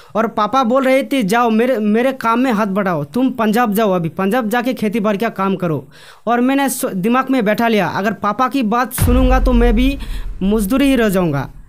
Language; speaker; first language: Hindi; non-native, local second language; Bangla